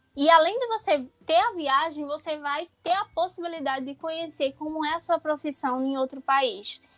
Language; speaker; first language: Portuguese; native; Portuguese